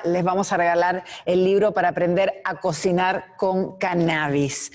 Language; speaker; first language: Spanish; native; Spanish